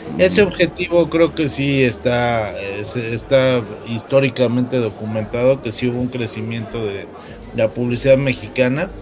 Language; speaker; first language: Spanish; native; Spanish